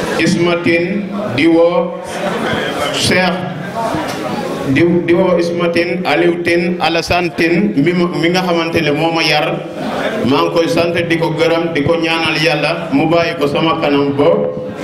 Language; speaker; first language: Wolof; non-native, local second language; Serer